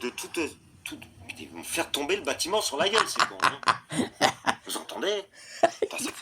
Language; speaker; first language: French; native; French